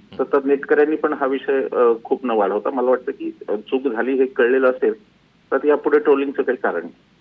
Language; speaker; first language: Marathi; native; Marathi